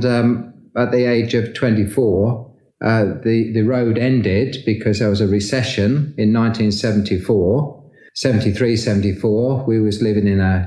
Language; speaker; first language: English; native; English